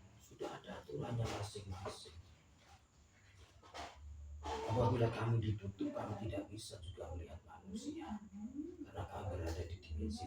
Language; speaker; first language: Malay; non-native, local second language; Javanese